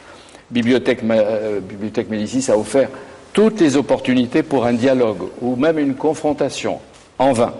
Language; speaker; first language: French; native; French